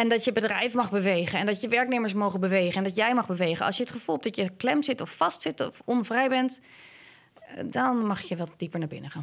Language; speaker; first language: Dutch; native; Dutch